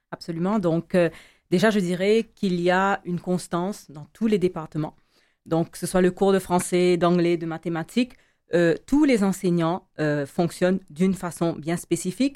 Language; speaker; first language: French; native; French